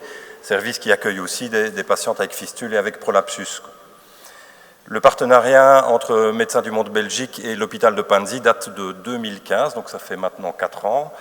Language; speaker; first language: French; native; French